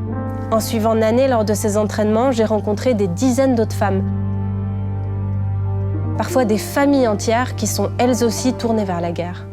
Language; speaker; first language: French; native; French